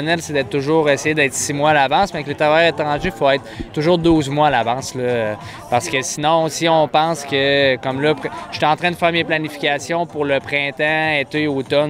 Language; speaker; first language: French; native; French